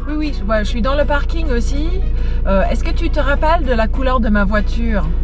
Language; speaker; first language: French; non-native, fluent; English